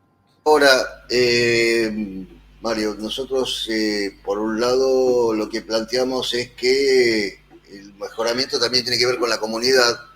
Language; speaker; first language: Spanish; native; Spanish